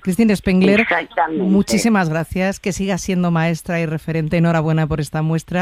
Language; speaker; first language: Spanish; native; Spanish